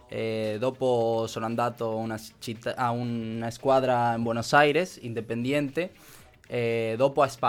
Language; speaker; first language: Italian; non-native, learner; Spanish